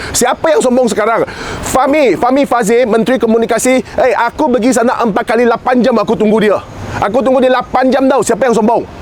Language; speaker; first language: Malay; non-native, local second language; Chinese